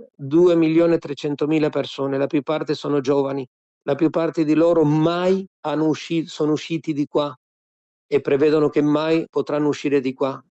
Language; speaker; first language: Italian; non-native, fluent; Spanish